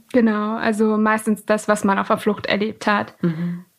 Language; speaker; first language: German; early bilingual, other home language; Persian